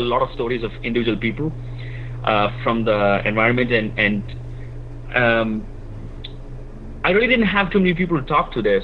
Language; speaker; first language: English; non-native, local second language; Malayalam